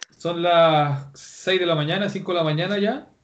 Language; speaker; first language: Spanish; native; Spanish